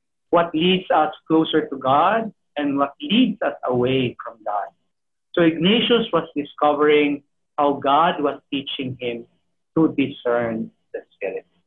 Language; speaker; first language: English; non-native, local second language; Filipino